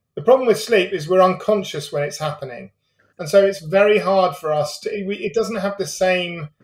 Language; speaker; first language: English; native; English